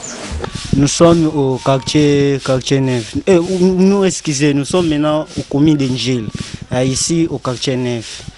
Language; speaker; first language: French; non-native, learner; Lingala